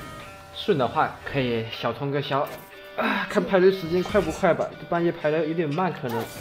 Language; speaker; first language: Chinese; native; Chinese